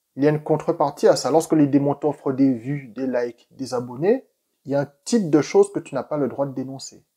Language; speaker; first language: French; native; French